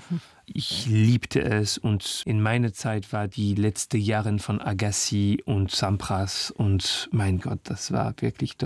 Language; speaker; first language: German; non-native, fluent; French